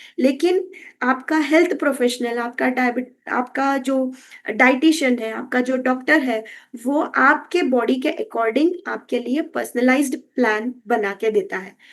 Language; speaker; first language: Hindi; non-native, local second language; Kannada